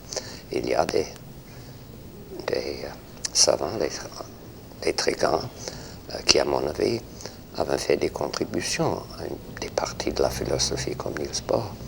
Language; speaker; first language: French; non-native, fluent; English